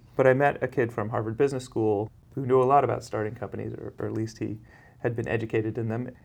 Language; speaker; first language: English; native; English